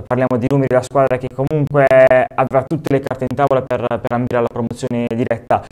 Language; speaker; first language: Italian; native; Italian